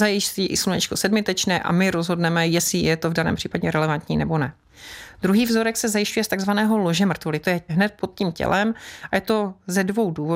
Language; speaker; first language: Czech; native; Czech